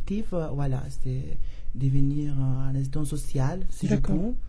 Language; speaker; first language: French; non-native, learner; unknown